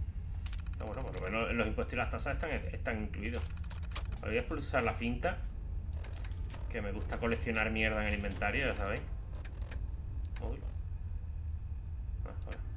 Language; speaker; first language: Spanish; native; Spanish